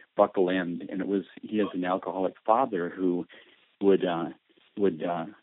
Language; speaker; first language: English; early bilingual, other home language; Spanish